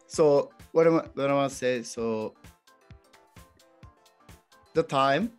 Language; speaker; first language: English; non-native, learner; Japanese